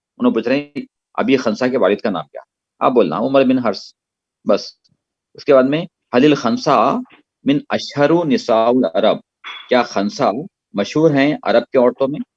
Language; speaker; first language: Urdu; native; Urdu